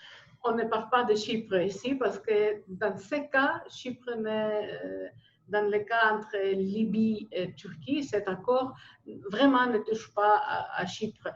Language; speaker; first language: French; non-native, fluent; Greek